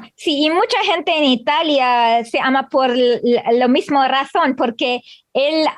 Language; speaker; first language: Spanish; non-native, learner; English